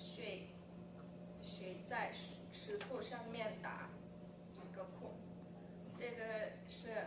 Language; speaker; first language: Chinese; early bilingual, heritage; English